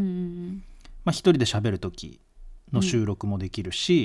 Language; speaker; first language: Japanese; native; Japanese